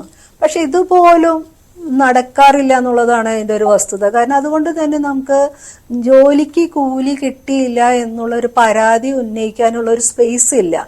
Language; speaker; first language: Malayalam; native; Malayalam